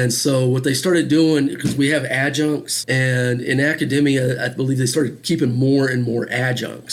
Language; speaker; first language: English; native; English